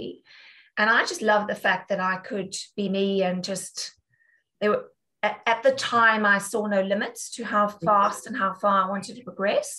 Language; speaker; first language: English; native; English